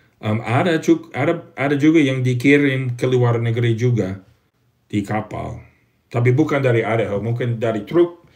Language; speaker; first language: Indonesian; non-native, fluent; English